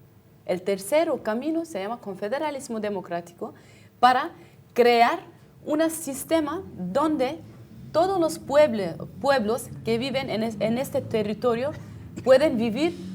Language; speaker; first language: Spanish; non-native, fluent; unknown